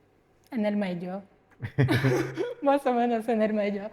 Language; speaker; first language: Spanish; non-native, fluent; Russian